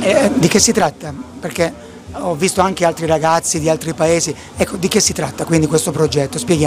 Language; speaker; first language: Italian; native; Italian